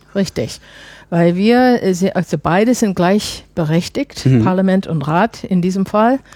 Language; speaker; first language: German; non-native, fluent; English